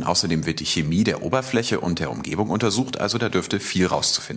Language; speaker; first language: German; native; German